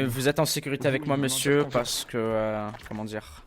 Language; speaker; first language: French; native; French